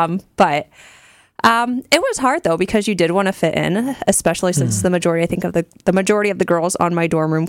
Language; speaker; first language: English; native; English